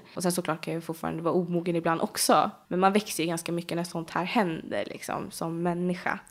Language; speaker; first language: Swedish; native; Swedish